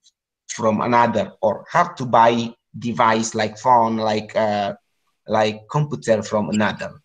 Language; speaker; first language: English; non-native, learner; Indonesian